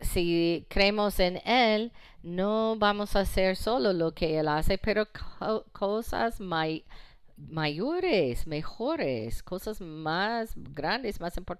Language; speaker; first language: Spanish; non-native, fluent; English